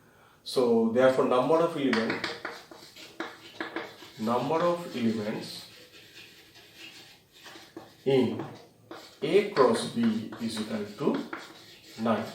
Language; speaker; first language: English; non-native, local second language; Bangla